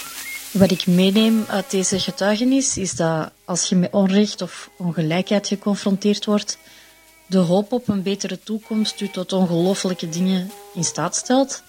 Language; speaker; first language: Dutch; native; Dutch